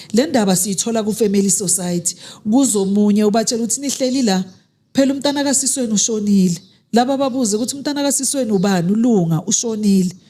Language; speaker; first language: Zulu; native; Zulu